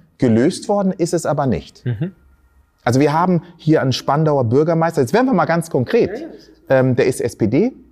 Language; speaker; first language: German; early bilingual, other home language; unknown